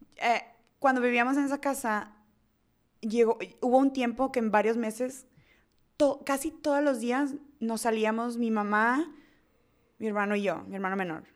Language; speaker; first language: Spanish; early bilingual, heritage; Spanish